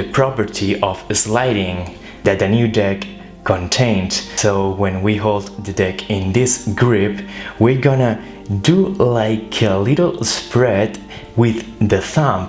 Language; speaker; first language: English; non-native, fluent; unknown